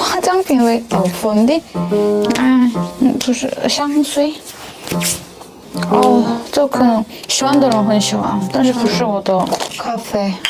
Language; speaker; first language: Chinese; non-native, learner; Korean